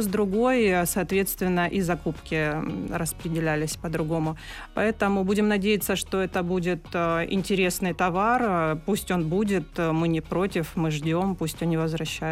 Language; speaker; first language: Russian; native; Russian